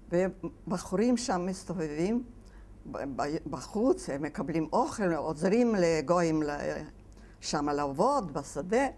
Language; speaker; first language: Hebrew; non-native, fluent; Yiddish